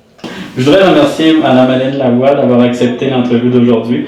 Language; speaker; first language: French; native; French